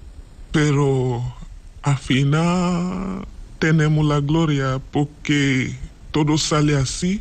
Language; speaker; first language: Spanish; non-native, learner; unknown